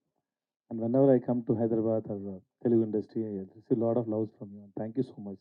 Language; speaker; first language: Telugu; non-native, learner; Tamil